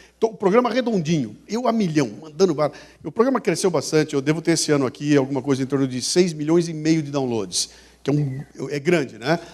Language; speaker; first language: Portuguese; native; Portuguese